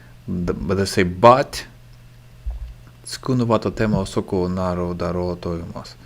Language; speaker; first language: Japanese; non-native, learner; English